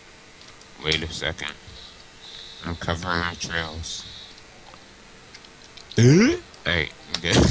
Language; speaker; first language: English; native; English